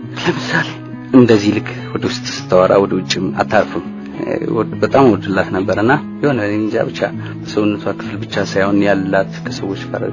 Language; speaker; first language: Amharic; non-native, local second language; Tigrinya